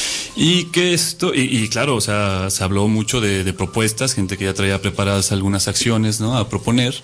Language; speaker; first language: Spanish; native; Spanish